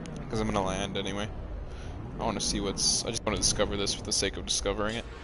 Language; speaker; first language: English; native; English